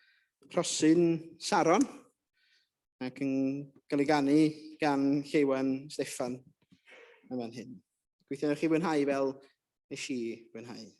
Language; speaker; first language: Welsh; native; Welsh